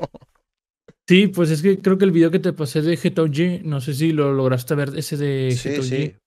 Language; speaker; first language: Spanish; native; Spanish